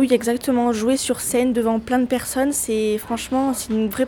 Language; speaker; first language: French; native; French